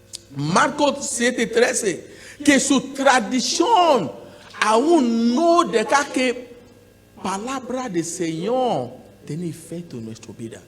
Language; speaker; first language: Spanish; non-native, learner; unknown